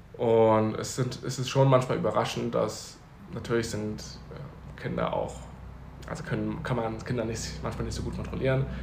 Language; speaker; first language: German; early bilingual, other home language; Chinese